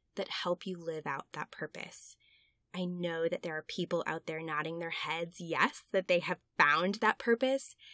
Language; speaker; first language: English; native; English